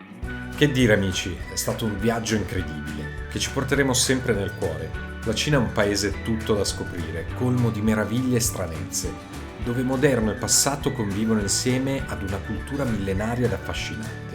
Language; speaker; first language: Italian; native; Italian